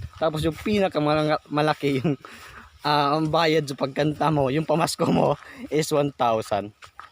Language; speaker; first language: Filipino; non-native, local second language; Cebuano